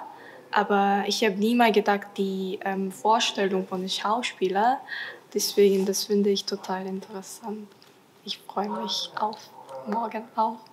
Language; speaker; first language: German; non-native, learner; Japanese